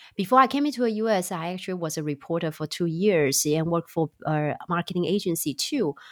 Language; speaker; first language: English; non-native, fluent; Chinese